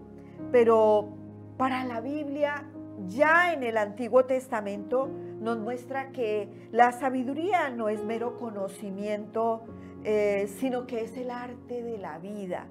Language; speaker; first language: Spanish; native; Spanish